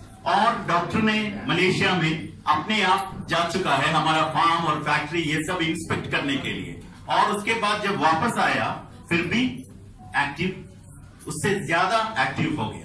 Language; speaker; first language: Hindi; non-native, fluent; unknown